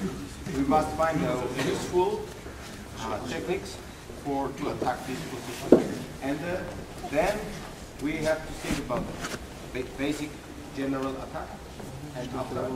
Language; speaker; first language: English; non-native, learner; German